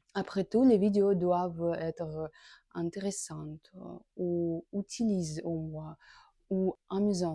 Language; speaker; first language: French; non-native, learner; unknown